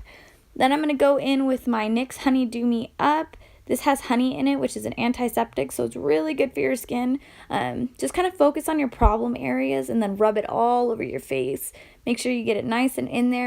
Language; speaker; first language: English; native; English